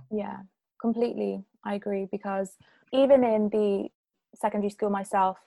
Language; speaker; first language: English; native; English